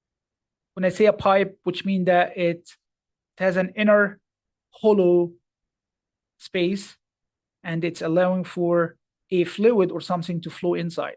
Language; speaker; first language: English; non-native, fluent; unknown